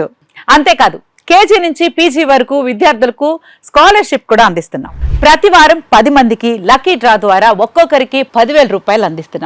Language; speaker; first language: Telugu; native; Telugu